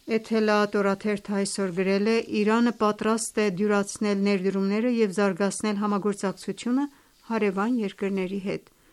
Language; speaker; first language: Armenian; native; Armenian